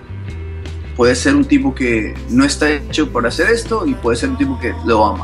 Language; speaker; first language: Spanish; early bilingual, other home language; English